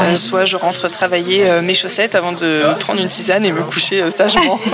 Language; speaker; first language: French; native; French